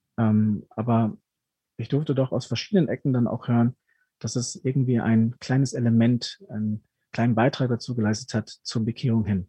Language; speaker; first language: German; early bilingual, other home language; Spanish